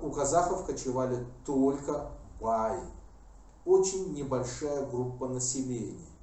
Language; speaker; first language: Russian; non-native, local second language; Kazakh